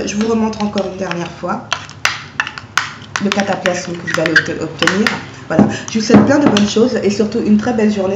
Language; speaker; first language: French; native; French